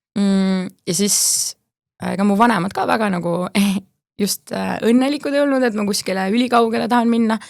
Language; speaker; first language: Estonian; native; Estonian